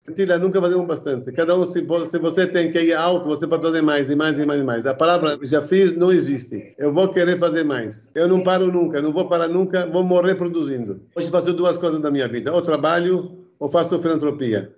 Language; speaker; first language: Portuguese; early bilingual, other home language; Arabic